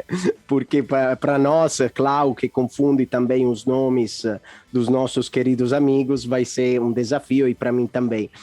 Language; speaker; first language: Portuguese; non-native, fluent; Italian